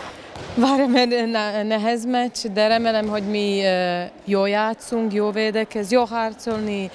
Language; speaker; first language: Hungarian; non-native, learner; Serbian